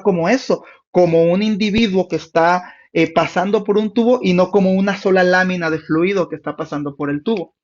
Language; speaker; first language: Spanish; native; Spanish